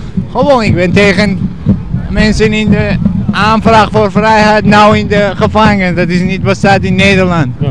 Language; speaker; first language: Dutch; non-native, learner; Persian